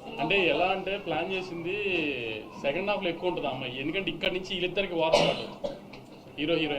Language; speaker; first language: Telugu; native; Telugu